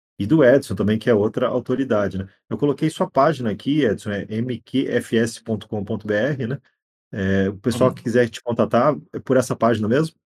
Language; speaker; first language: Portuguese; native; Portuguese